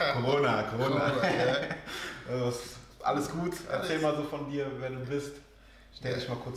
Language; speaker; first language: German; native; German